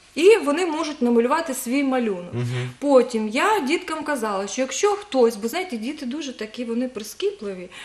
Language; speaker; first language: Ukrainian; native; Ukrainian